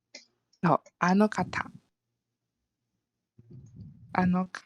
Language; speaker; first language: Japanese; non-native, fluent; Malay